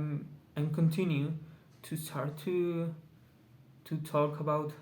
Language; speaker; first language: English; non-native, learner; Spanish